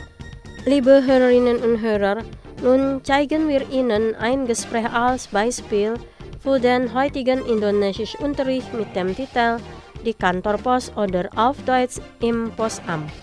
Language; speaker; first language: German; non-native, learner; Indonesian